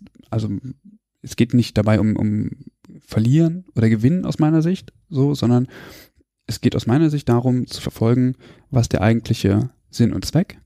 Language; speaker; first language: German; native; German